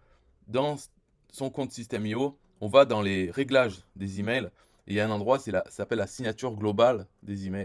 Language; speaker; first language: French; native; French